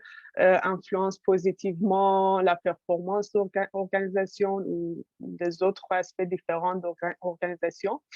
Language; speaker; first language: French; non-native, fluent; Persian